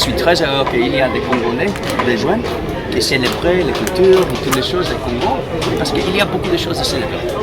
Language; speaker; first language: French; non-native, learner; English